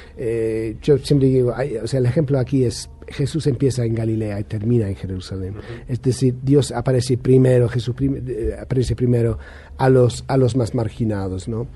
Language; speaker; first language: Spanish; non-native, fluent; English